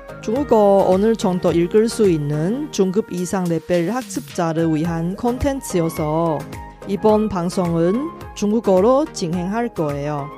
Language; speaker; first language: Korean; non-native, fluent; Chinese